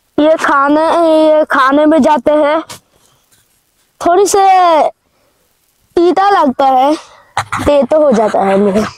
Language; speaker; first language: Hindi; non-native, learner; Bangla